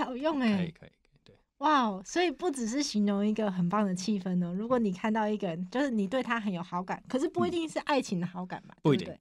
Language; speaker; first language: Chinese; native; Chinese